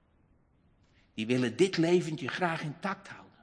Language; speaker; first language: Dutch; native; Dutch